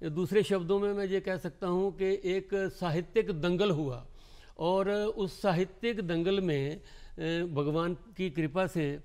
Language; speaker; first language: Hindi; non-native, local second language; Punjabi